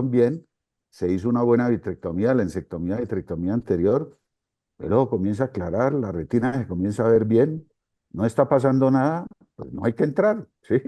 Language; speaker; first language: Spanish; native; Spanish